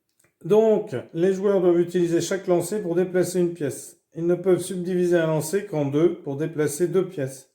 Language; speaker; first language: French; native; French